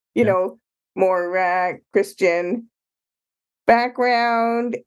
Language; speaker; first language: English; native; English